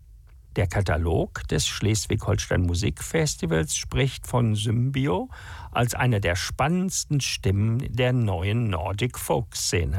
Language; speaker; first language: German; native; German